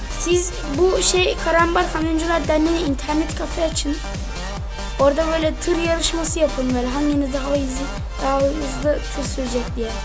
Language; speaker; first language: Turkish; native; Turkish